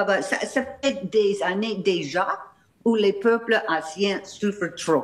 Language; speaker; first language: French; non-native, fluent; English